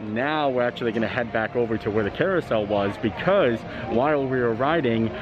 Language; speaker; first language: English; native; English